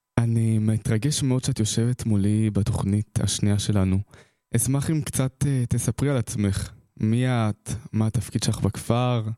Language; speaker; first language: Hebrew; native; Hebrew